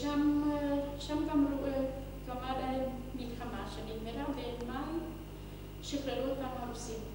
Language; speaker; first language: Hebrew; non-native, fluent; Hungarian